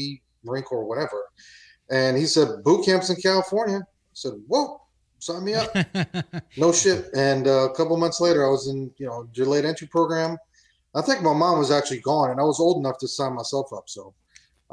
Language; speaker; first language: English; non-native, fluent; German